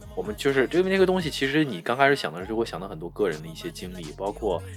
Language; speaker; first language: Chinese; native; Chinese